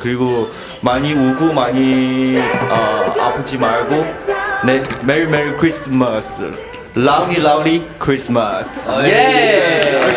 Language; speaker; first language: Korean; non-native, learner; Chinese